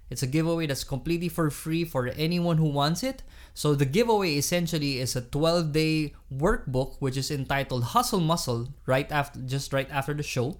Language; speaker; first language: English; non-native, local second language; Hiligaynon